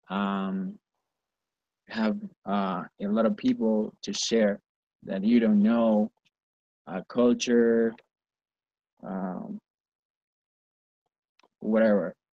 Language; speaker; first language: English; non-native, learner; Spanish